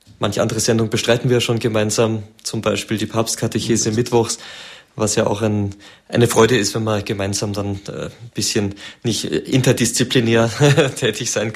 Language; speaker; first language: German; native; German